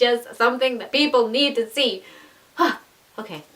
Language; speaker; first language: English; native; English